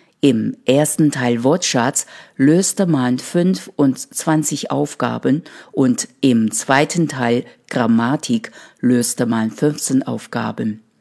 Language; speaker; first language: German; non-native, fluent; Chinese